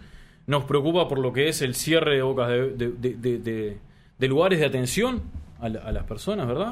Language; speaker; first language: Spanish; native; Spanish